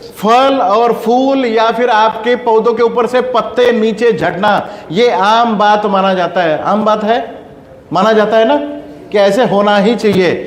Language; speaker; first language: Hindi; non-native, local second language; Kannada